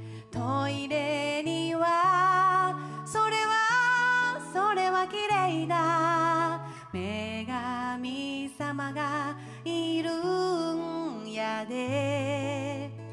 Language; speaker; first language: Japanese; native; Japanese